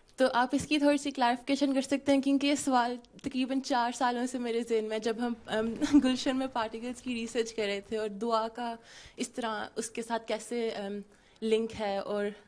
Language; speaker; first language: Urdu; early bilingual, heritage; Hindi